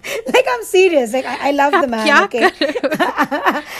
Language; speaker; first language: English; non-native, local second language; Bangla